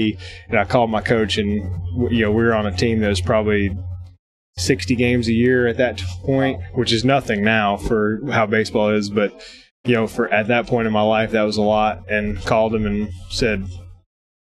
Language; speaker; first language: English; native; English